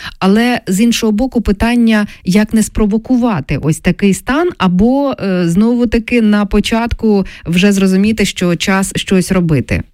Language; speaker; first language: Ukrainian; native; Ukrainian